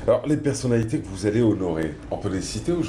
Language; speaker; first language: French; non-native, local second language; Arabic